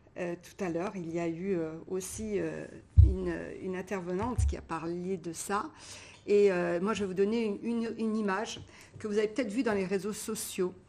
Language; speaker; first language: French; early bilingual, other home language; Portuguese